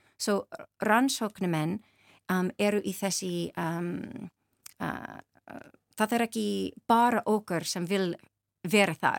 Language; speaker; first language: Icelandic; non-native, learner; English